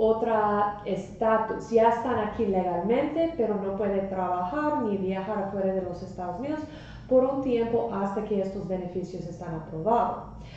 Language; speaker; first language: Spanish; non-native, fluent; English